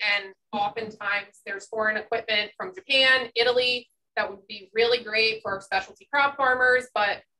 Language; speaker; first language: English; native; English